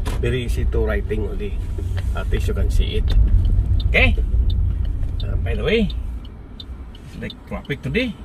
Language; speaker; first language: English; non-native, learner; Filipino